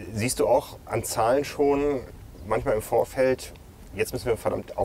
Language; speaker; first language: German; native; German